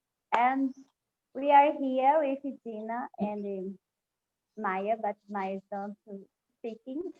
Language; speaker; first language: English; non-native, learner; Portuguese